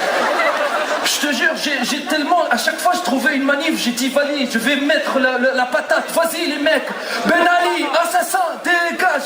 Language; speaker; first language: French; non-native, local second language; Arabic